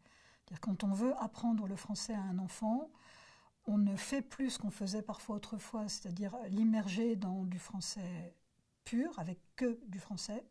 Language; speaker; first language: French; native; French